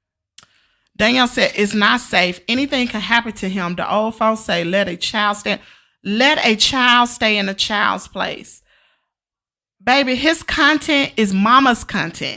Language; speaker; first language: English; native; English